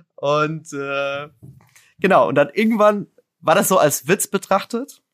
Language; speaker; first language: German; non-native, fluent; Arabic